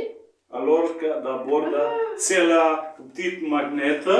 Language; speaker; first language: French; non-native, learner; Macedonian